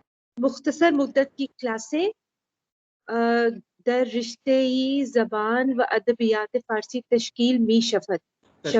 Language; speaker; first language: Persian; non-native, learner; Urdu